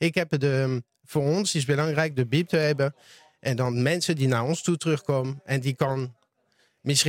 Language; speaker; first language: Dutch; non-native, learner; French